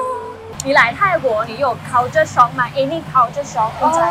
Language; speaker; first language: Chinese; non-native, fluent; Thai